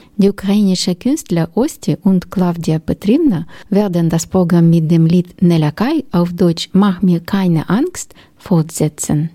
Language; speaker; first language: German; non-native, learner; Ukrainian